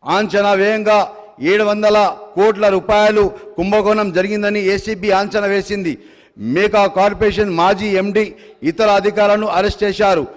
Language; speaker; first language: Telugu; non-native, local second language; Urdu